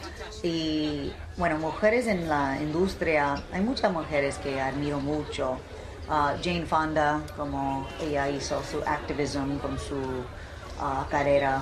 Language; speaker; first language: Spanish; early bilingual, heritage; English